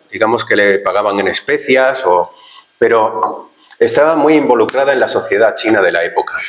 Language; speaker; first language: Spanish; native; Spanish